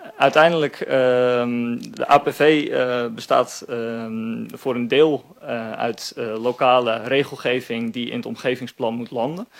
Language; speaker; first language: Dutch; native; Dutch